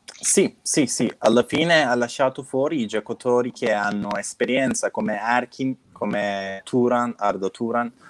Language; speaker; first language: Italian; non-native, fluent; Turkish